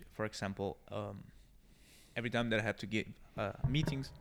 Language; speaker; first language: English; non-native, fluent; Italian